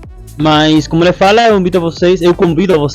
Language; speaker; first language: Portuguese; non-native, learner; Spanish